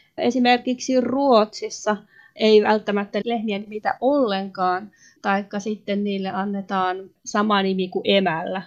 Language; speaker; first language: Finnish; native; Finnish